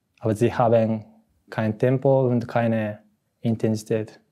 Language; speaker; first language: German; non-native, learner; Japanese